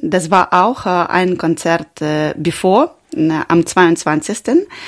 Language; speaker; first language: German; non-native, learner; Ukrainian